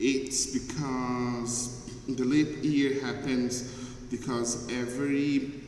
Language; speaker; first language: English; non-native, fluent; Portuguese